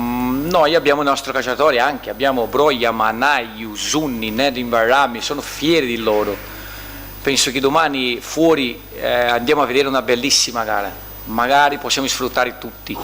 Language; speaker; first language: Italian; non-native, fluent; Portuguese